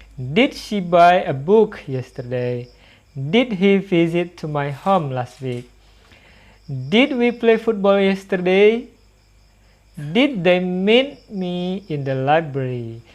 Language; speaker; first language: English; non-native, learner; Indonesian